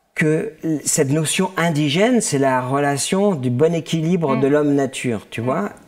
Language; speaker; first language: French; native; French